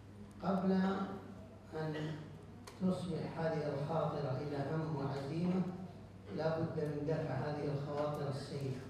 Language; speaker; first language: Arabic; native; Arabic